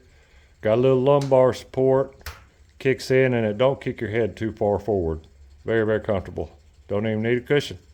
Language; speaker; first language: English; native; English